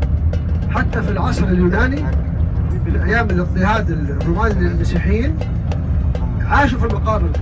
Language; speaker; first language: Arabic; native; Arabic